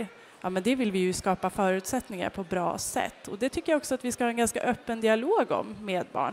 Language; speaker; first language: Swedish; native; Swedish